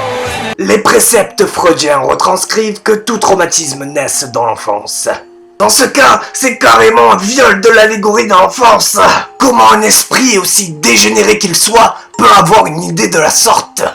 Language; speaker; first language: French; native; French